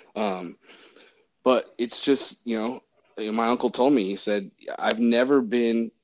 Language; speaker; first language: English; native; English